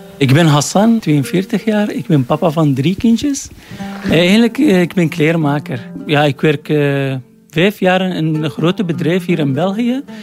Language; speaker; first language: Dutch; non-native, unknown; Arabic